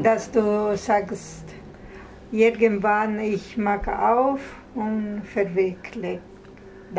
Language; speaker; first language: German; non-native, learner; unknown